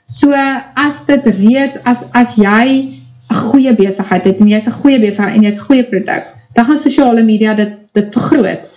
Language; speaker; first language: Afrikaans; native; Afrikaans